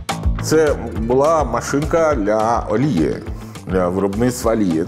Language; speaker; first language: Ukrainian; non-native, learner; Italian